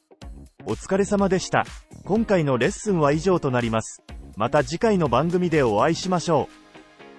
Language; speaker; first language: Japanese; native; Japanese